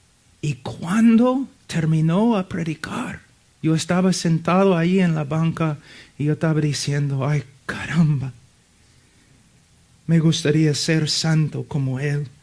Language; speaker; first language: Spanish; non-native, fluent; English